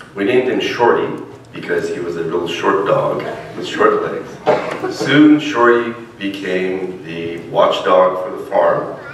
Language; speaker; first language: English; native; English